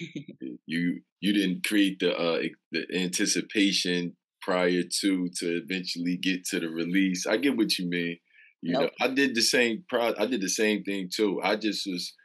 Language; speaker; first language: English; native; English